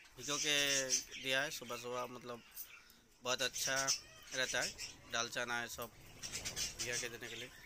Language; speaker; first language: Hindi; non-native, local second language; Assamese